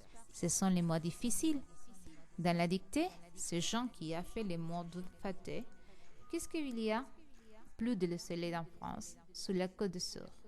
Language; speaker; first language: French; non-native, learner; Spanish